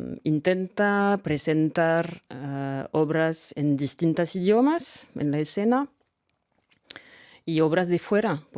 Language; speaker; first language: Spanish; non-native, fluent; French